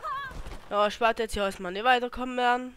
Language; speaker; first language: German; native; German